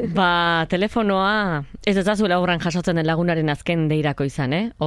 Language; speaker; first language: Basque; native; Basque